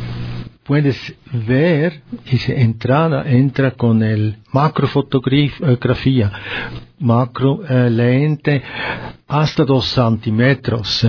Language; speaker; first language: Spanish; non-native, learner; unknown